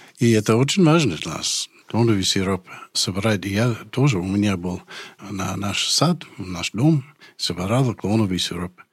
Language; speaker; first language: Russian; non-native, fluent; English